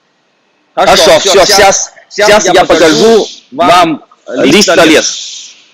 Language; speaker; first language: Russian; non-native, fluent; Chinese